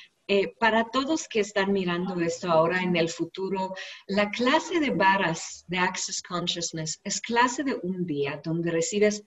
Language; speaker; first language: Spanish; non-native, learner; English